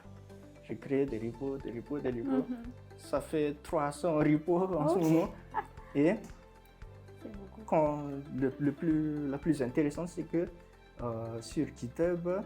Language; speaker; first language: French; non-native, local second language; Malagasy